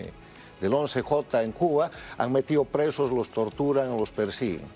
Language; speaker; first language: Spanish; native; Spanish